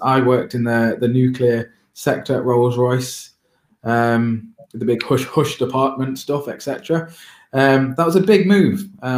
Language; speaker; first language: English; native; English